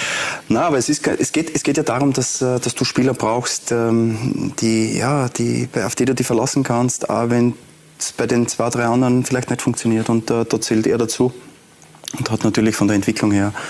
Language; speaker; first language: German; native; German